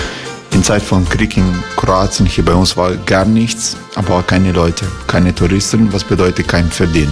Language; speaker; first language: German; non-native, fluent; Croatian